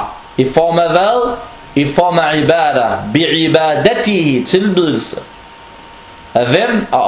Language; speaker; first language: Danish; non-native, fluent; Arabic